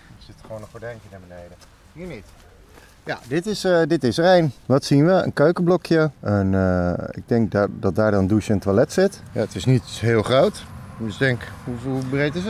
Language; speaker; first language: Dutch; native; Dutch